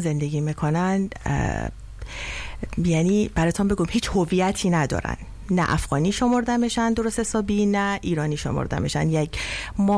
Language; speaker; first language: French; non-native, learner; Persian